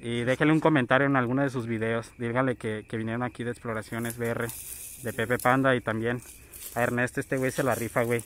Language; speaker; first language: Spanish; native; Spanish